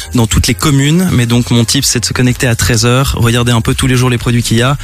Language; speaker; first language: French; native; French